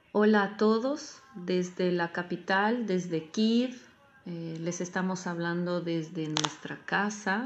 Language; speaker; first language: Spanish; non-native, fluent; Ukrainian